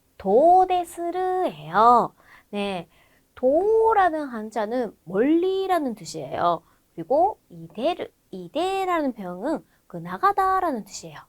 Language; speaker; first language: Korean; non-native, fluent; Japanese